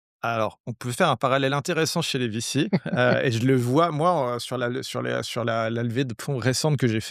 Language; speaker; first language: French; native; French